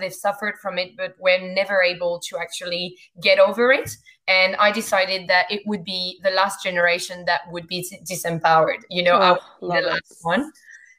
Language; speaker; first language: English; non-native, fluent; French